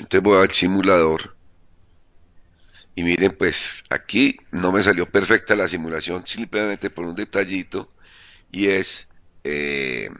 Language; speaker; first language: Spanish; native; Spanish